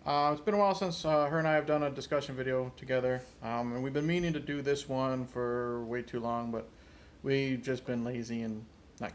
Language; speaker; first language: English; native; English